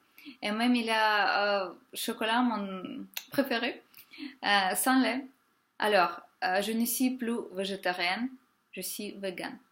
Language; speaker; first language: French; non-native, fluent; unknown